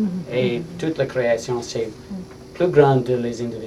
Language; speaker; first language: French; non-native, learner; English